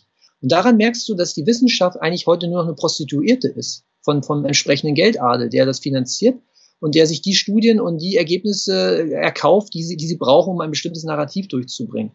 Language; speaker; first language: German; native; German